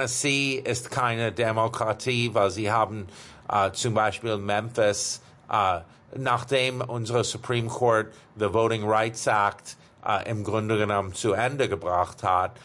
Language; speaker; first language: German; non-native, fluent; English